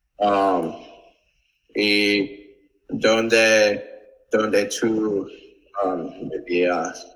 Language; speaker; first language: Spanish; non-native, learner; English